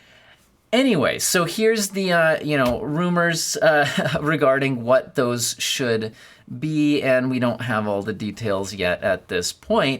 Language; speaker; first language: English; native; English